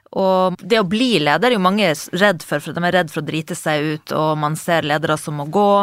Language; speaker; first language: Norwegian; native; Norwegian